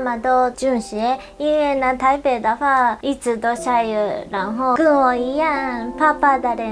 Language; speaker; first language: Chinese; non-native, learner; Japanese